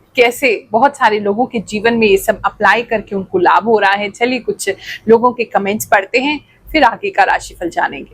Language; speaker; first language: Hindi; native; Hindi